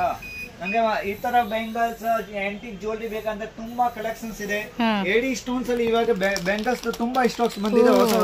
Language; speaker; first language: Kannada; non-native, local second language; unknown